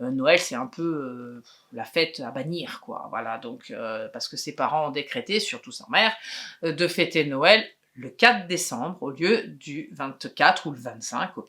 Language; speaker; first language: French; native; French